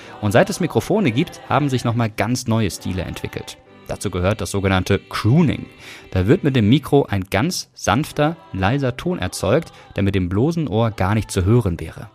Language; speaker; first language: German; native; German